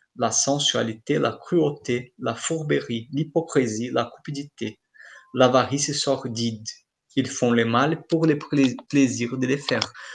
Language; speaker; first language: French; non-native, fluent; Portuguese